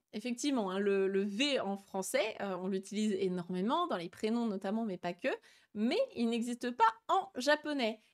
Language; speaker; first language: French; native; French